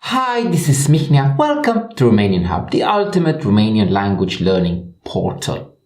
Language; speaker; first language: English; non-native, fluent; Romanian